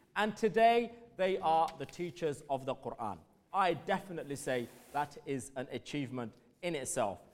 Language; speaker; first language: English; early bilingual, other home language; Urdu